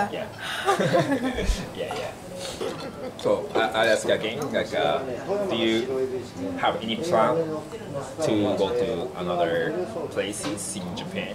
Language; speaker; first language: English; non-native, local second language; Japanese